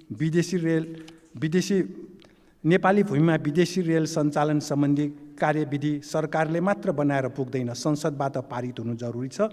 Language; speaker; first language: Nepali; non-native, local second language; Newari